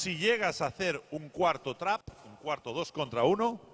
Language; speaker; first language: Spanish; native; Spanish